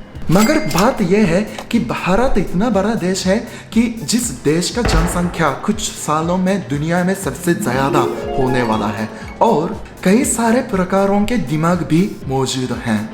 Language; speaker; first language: Hindi; non-native, fluent; Japanese